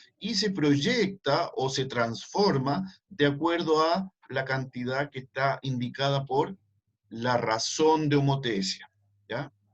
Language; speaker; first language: Spanish; native; Spanish